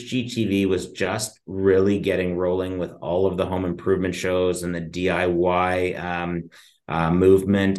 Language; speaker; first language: English; native; English